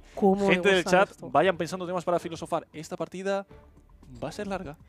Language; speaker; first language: Spanish; native; Spanish